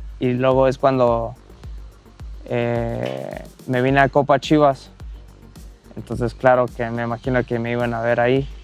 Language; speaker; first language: Spanish; early bilingual, heritage; Spanish